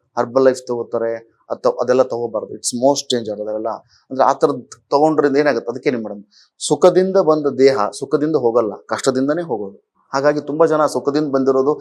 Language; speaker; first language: Kannada; native; Kannada